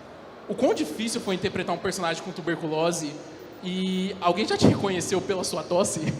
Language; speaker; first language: Portuguese; native; Portuguese